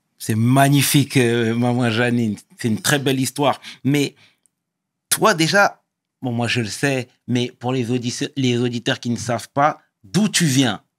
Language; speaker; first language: French; native; French